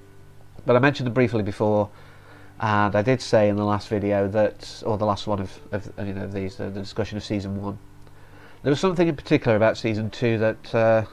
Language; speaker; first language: English; native; English